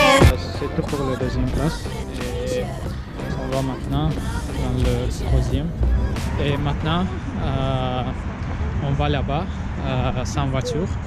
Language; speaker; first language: French; non-native, learner; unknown